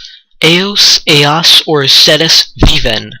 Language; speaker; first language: Spanish; non-native, learner; English